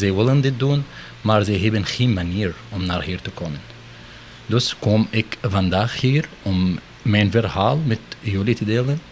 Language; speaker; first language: Dutch; non-native, learner; Arabic